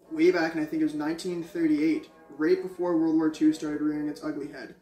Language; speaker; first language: English; native; English